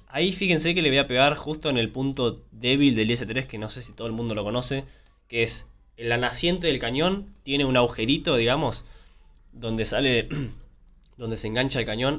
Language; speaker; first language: Spanish; native; Spanish